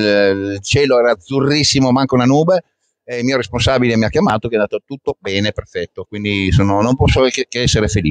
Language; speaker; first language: Italian; native; Italian